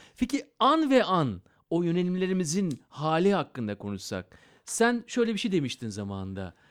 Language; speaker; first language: Turkish; native; Turkish